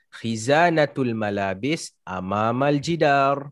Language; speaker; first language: Arabic; non-native, fluent; Malay